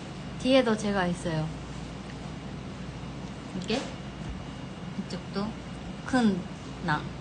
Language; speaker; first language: Korean; non-native, fluent; Japanese